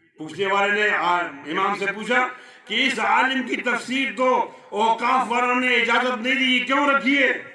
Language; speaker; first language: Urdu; non-native, local second language; Pashto